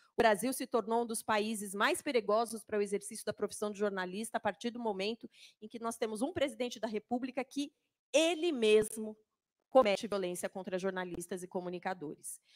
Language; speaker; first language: Portuguese; native; Portuguese